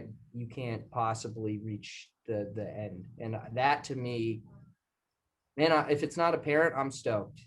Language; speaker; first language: English; native; English